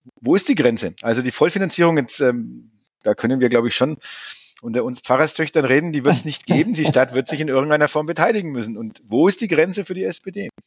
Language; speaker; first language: German; native; German